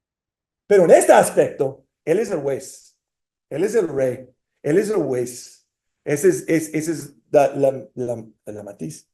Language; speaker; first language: Spanish; non-native, fluent; English